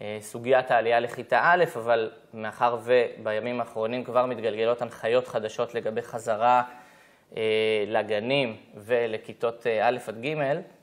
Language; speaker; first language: Hebrew; native; Hebrew